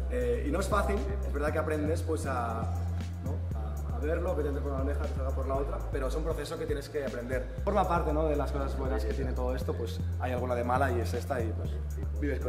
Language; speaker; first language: Spanish; native; Spanish